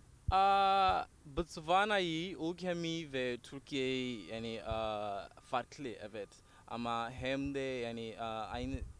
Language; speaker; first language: Turkish; non-native, learner; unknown